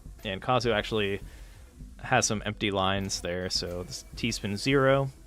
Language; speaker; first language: English; native; English